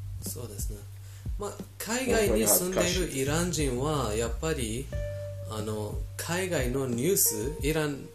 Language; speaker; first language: Japanese; non-native, fluent; Persian